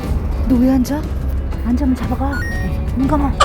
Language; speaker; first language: Korean; native; Korean